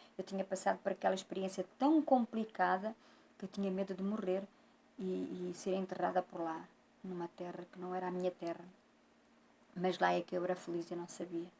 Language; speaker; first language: Portuguese; native; Portuguese